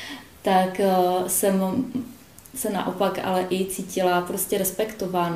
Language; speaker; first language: Czech; native; Czech